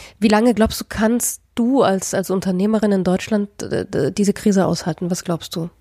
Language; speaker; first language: German; native; German